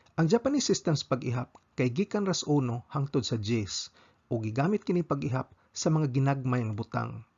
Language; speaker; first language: Cebuano; native; Cebuano